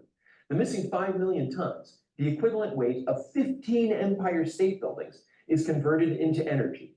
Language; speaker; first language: English; native; English